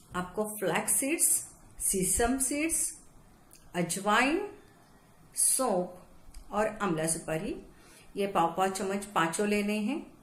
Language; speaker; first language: Hindi; non-native, local second language; Marathi